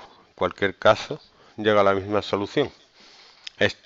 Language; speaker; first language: Spanish; native; Spanish